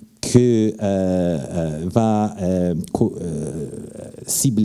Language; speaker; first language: French; non-native, fluent; Italian